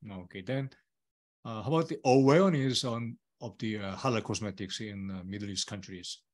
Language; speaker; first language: English; non-native, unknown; Korean